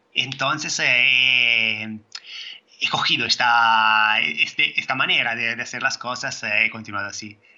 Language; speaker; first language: Spanish; non-native, fluent; Italian